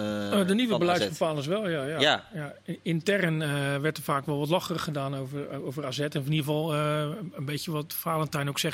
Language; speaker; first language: Dutch; native; Dutch